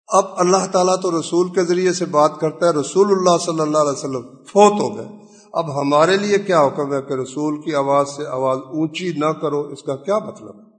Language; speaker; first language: Urdu; non-native, local second language; Punjabi